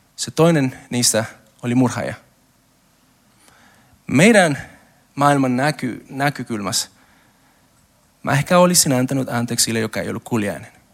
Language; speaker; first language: Finnish; non-native, learner; Spanish